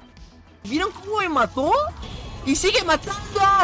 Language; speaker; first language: Spanish; native; Spanish